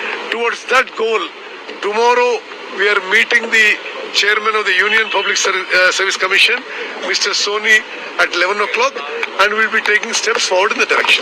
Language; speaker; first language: English; non-native, local second language; Telugu